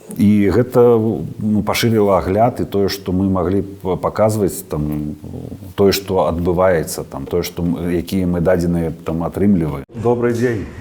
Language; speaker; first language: Belarusian; non-native, local second language; Russian